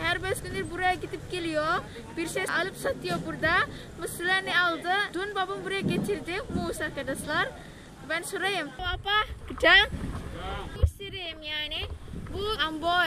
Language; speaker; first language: Turkish; non-native, learner; Javanese